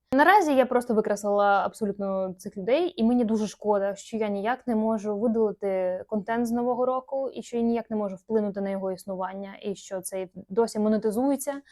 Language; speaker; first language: Ukrainian; non-native, local second language; Russian